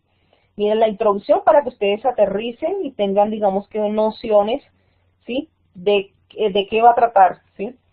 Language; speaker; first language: Spanish; native; Spanish